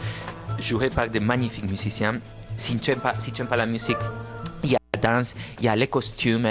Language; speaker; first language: French; non-native, fluent; Spanish